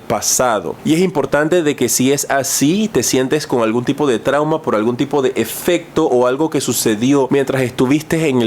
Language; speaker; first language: Spanish; native; Spanish